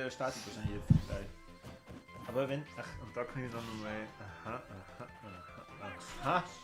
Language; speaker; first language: German; native; German